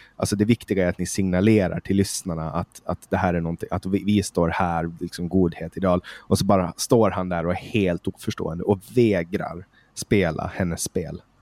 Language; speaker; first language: Swedish; native; Swedish